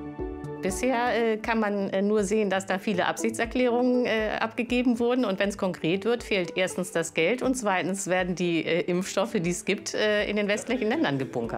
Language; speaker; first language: German; native; German